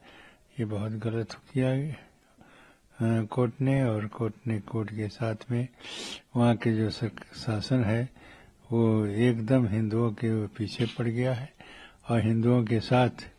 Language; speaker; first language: Hindi; native; Hindi